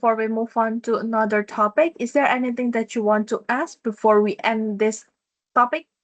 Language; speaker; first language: English; non-native, fluent; Indonesian